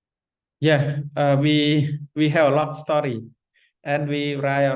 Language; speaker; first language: English; non-native, fluent; Khmer